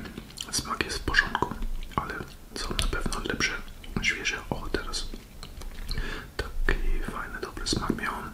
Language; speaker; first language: Polish; early bilingual, heritage; Polish